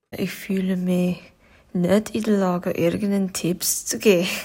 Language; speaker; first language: Swiss German; non-native, fluent; English